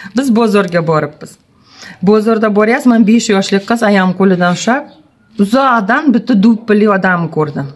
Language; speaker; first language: Uzbek; non-native, local second language; Tatar